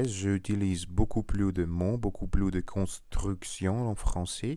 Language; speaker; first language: French; non-native, learner; Russian